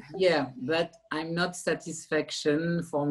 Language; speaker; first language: English; non-native, learner; French